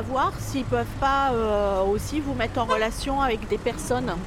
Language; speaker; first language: French; native; French